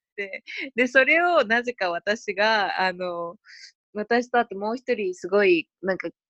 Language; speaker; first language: Japanese; early bilingual, other home language; Spanish